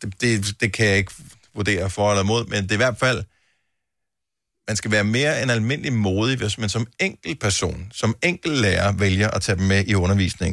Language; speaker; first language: Danish; native; Danish